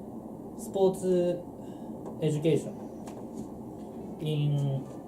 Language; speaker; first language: English; non-native, learner; Japanese